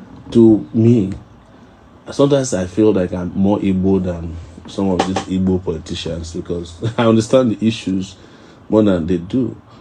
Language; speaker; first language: English; non-native, local second language; Yoruba